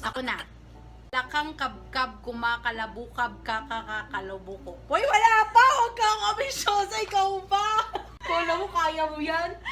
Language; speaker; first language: Filipino; non-native, local second language; Cebuano